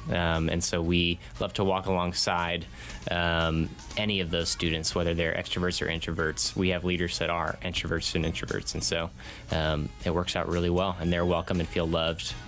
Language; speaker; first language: English; native; English